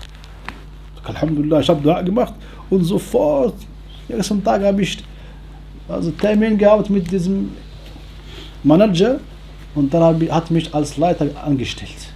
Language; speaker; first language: German; non-native, fluent; Arabic